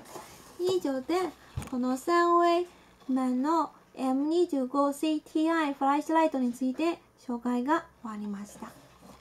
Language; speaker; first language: Japanese; non-native, fluent; Chinese